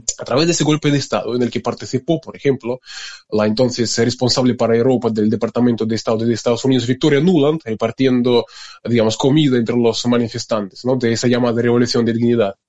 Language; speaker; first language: Spanish; non-native, fluent; Russian